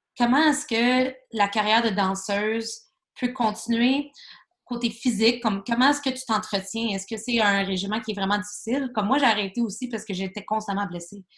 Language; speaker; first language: French; native; French